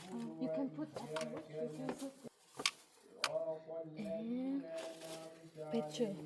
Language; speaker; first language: English; non-native, learner; Korean